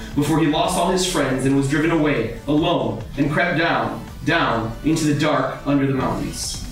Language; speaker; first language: English; early bilingual, other home language; Portuguese